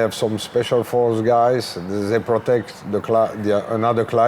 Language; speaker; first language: English; non-native, learner; French